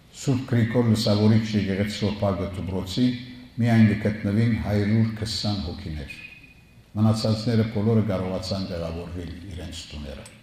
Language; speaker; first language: Armenian; early bilingual, heritage; Armenian